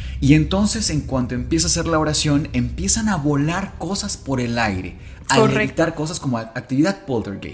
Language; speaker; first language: Spanish; native; Spanish